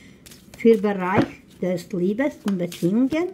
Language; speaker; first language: German; non-native, fluent; Croatian